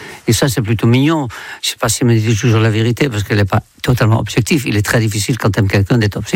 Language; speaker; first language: French; non-native, fluent; Dutch